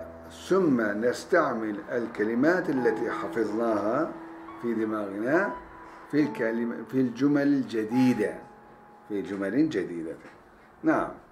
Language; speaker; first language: Arabic; non-native, fluent; Turkish